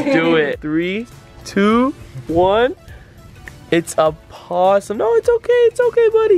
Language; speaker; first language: English; native; English